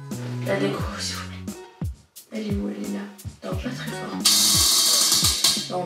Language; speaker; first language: French; early bilingual, other home language; Russian